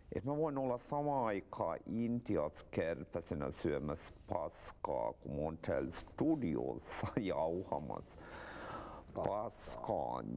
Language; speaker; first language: Finnish; native; Finnish